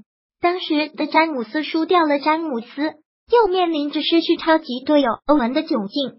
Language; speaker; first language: Chinese; native; Chinese